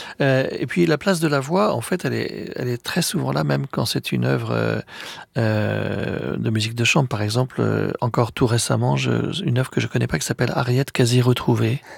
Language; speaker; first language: French; native; French